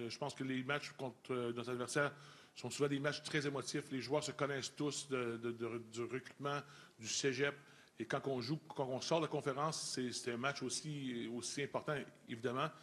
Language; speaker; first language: French; native; French